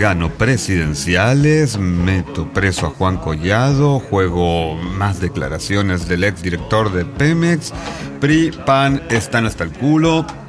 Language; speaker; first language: Spanish; native; Spanish